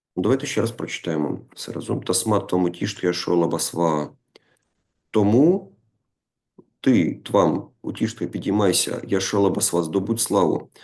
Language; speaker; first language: Ukrainian; non-native, local second language; Russian